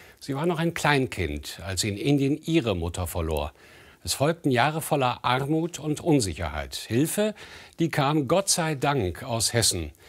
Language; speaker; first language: German; native; German